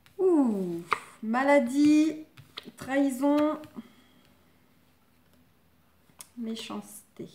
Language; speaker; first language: French; native; French